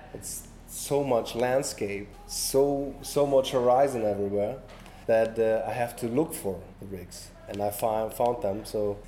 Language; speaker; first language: English; non-native, learner; German